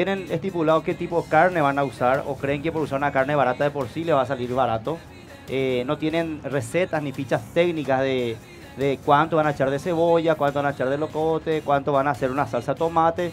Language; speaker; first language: Spanish; native; Spanish